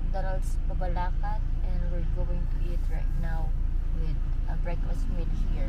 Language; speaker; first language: English; non-native, learner; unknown